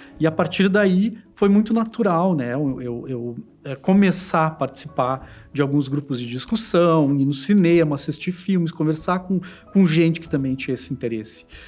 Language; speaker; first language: Portuguese; native; Portuguese